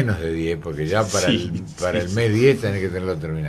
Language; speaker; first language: Spanish; native; Spanish